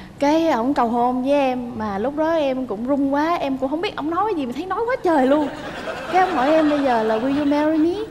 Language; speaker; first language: Vietnamese; native; Vietnamese